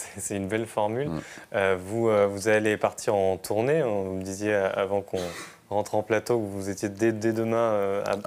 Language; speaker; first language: French; native; French